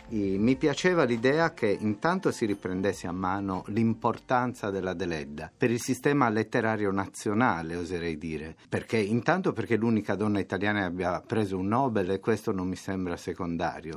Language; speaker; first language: Italian; non-native, local second language; Sardinian